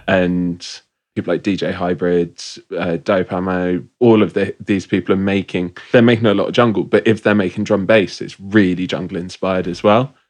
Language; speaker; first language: English; native; English